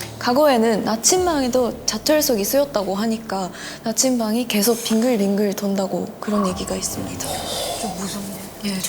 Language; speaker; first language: Korean; non-native, fluent; Japanese